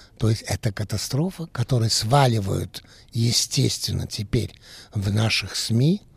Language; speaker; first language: Russian; early bilingual, heritage; Russian